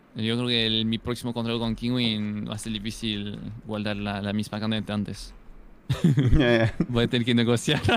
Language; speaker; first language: Spanish; non-native, fluent; French